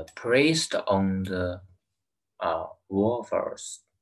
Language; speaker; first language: English; non-native, learner; Chinese